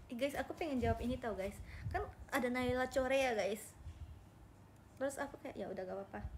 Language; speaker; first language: Indonesian; non-native, learner; Japanese